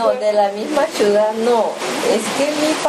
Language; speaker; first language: Spanish; early bilingual, other home language; Japanese